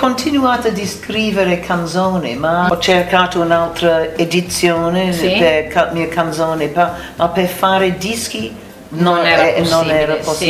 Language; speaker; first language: Italian; non-native, learner; English